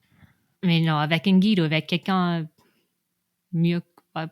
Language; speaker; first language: French; non-native, fluent; English